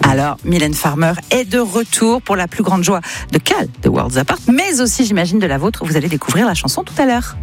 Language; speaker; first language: French; native; French